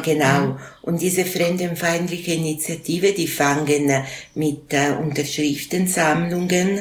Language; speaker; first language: German; non-native, local second language; Italian